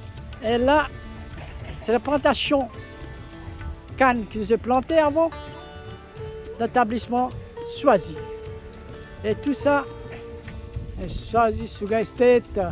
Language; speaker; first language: French; non-native, local second language; Morisyen